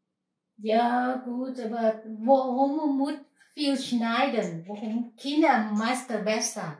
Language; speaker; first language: German; non-native, learner; Thai